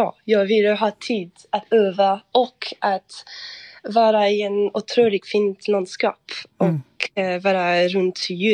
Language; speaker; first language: Swedish; non-native, fluent; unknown